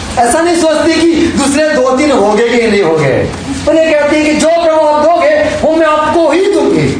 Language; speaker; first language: Hindi; non-native, local second language; Gujarati